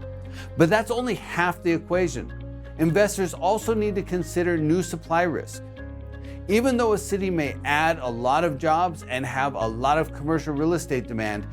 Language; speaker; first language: English; native; English